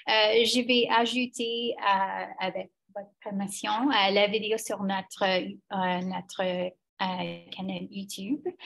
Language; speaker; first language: French; non-native, fluent; English